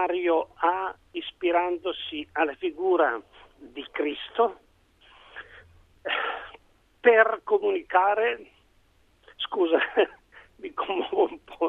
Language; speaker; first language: Italian; native; Italian